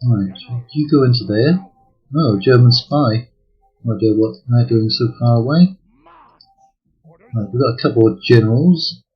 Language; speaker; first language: English; native; English